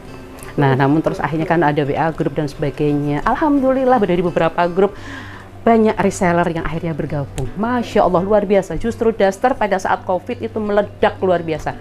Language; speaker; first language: Indonesian; native; Indonesian